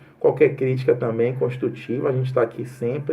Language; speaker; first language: Portuguese; native; Portuguese